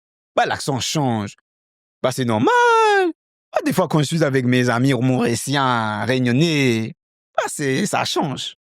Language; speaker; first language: French; non-native, fluent; English